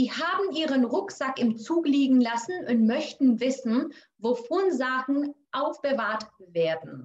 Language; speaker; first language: German; non-native, fluent; Albanian